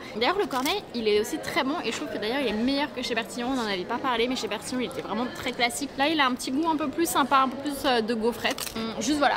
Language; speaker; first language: French; native; French